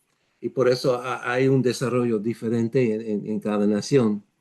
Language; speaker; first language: Spanish; non-native, fluent; English